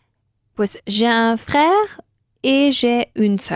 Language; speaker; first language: French; non-native, learner; Spanish